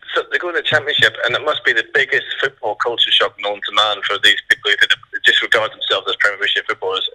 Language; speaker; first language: English; native; English